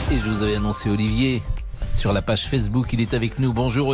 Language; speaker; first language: French; native; French